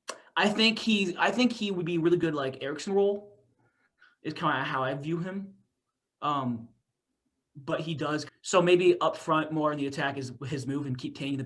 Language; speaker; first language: English; native; English